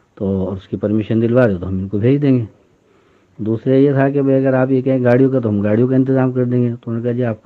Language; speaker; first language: Urdu; native; Urdu